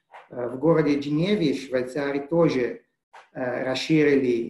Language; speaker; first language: Russian; non-native, fluent; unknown